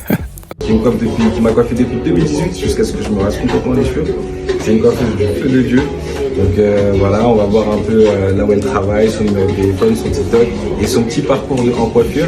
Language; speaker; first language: French; native; French